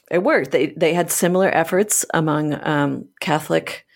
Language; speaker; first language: English; native; English